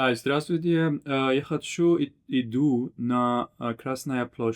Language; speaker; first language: Russian; non-native, learner; English